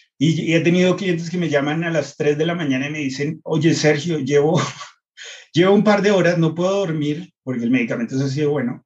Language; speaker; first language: Spanish; early bilingual, heritage; Spanish